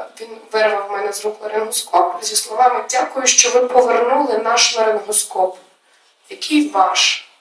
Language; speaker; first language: Ukrainian; native; Ukrainian